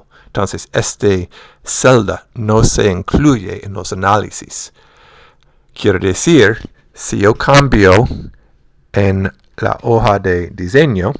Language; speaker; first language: Spanish; non-native, fluent; English